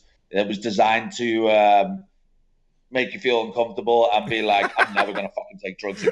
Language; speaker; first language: English; native; English